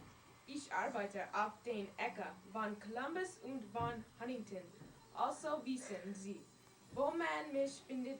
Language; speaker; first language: German; non-native, learner; English